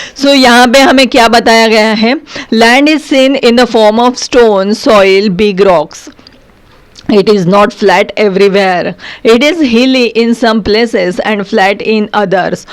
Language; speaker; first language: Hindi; non-native, local second language; Marathi